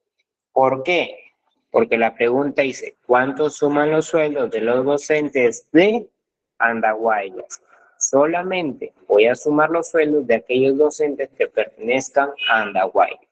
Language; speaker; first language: Spanish; native; Spanish